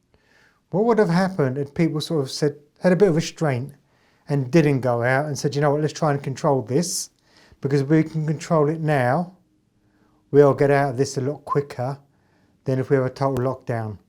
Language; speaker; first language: English; native; English